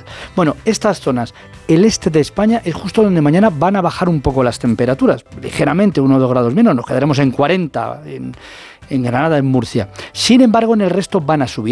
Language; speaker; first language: Spanish; native; Spanish